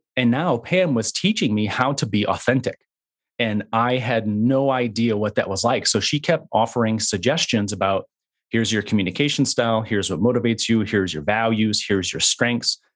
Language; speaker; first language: English; native; English